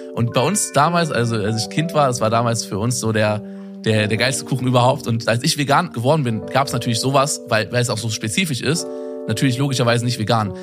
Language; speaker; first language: German; native; German